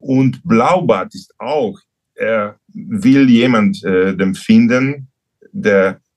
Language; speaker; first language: German; non-native, learner; Hungarian